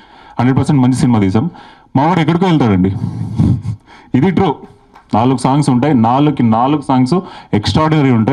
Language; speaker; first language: Telugu; native; Telugu